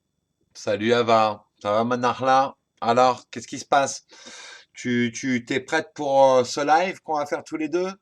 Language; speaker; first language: French; native; French